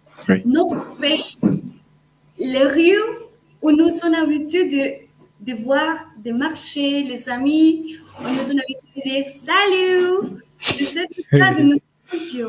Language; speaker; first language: French; non-native, fluent; Spanish